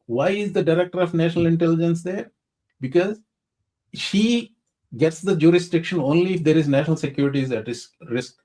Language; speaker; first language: English; non-native, local second language; Telugu